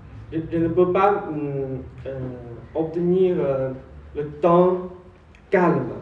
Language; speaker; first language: French; non-native, learner; Chinese